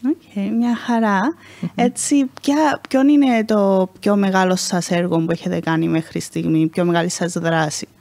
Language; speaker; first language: Greek; native; Greek